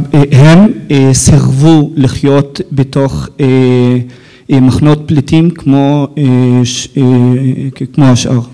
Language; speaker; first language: Hebrew; non-native, local second language; Arabic